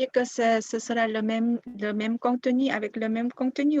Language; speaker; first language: French; non-native, fluent; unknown